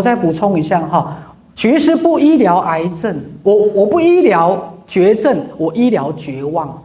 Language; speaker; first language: Chinese; native; Chinese